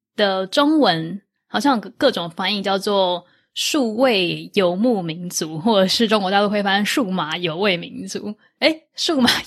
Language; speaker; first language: Chinese; native; Chinese